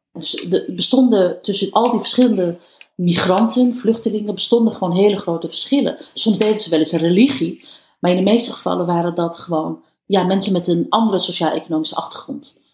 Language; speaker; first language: Dutch; early bilingual, other home language; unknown